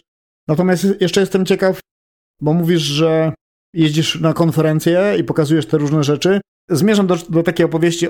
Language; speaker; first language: Polish; native; Polish